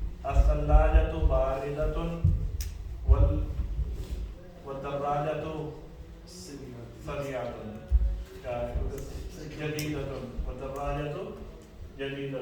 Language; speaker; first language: Arabic; non-native, fluent; Urdu